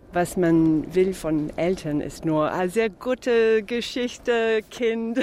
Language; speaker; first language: German; non-native, fluent; English